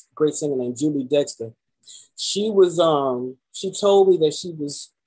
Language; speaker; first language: English; native; English